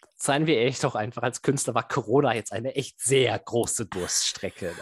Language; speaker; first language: German; native; German